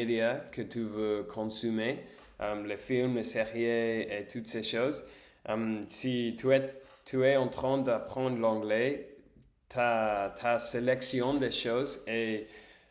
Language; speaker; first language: French; non-native, learner; English